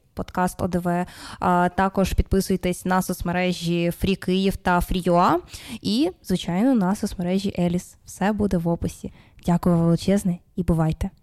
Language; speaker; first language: Ukrainian; non-native, local second language; Russian